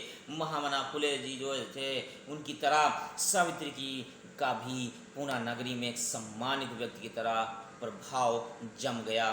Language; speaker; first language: Hindi; native; Hindi